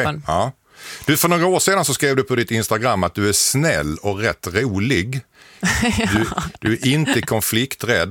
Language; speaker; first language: Swedish; native; Swedish